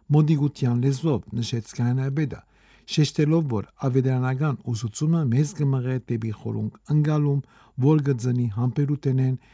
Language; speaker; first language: Armenian; early bilingual, heritage; Armenian